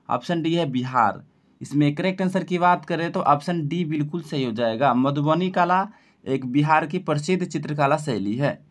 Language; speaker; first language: Hindi; native; Hindi